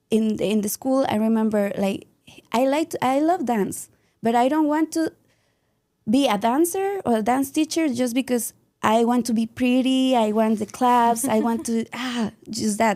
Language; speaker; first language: English; non-native, learner; Spanish